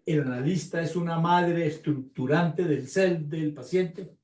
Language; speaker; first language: Spanish; native; Spanish